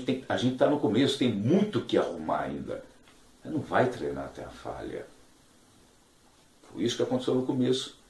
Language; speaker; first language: Portuguese; native; Portuguese